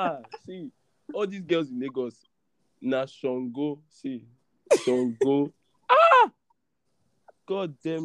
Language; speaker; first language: English; non-native, local second language; Yoruba